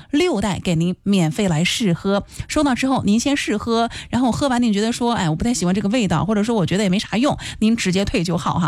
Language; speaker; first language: Chinese; native; Chinese